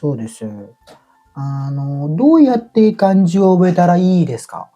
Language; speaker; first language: Japanese; non-native, fluent; Indonesian